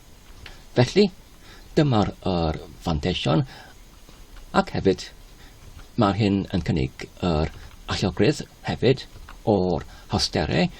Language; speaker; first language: Welsh; non-native, learner; Polish